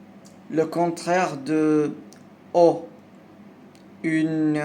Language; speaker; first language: French; non-native, learner; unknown